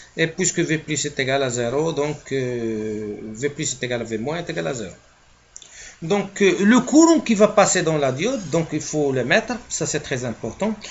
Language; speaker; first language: French; non-native, local second language; Arabic